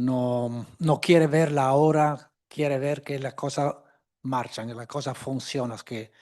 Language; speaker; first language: Spanish; non-native, fluent; Italian